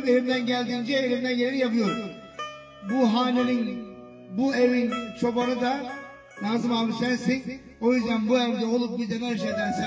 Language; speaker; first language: Turkish; native; Turkish